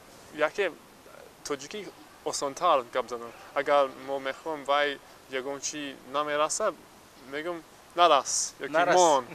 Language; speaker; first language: Persian; non-native, learner; English